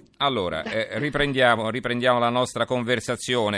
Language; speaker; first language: Italian; native; Italian